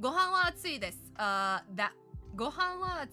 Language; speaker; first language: Japanese; non-native, learner; English